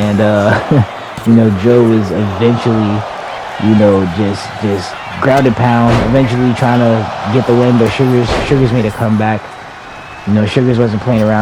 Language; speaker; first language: English; native; English